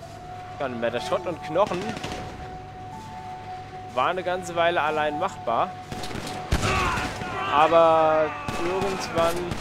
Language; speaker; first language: German; native; German